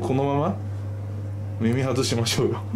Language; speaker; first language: Japanese; native; Japanese